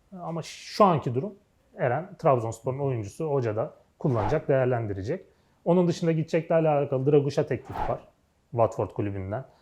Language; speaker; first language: Turkish; native; Turkish